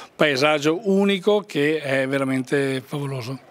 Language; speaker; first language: Italian; native; Italian